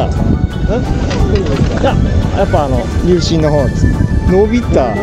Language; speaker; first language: Japanese; native; Japanese